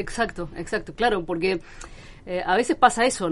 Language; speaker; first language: Spanish; native; Spanish